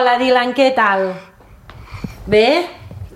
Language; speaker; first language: Catalan; native; Catalan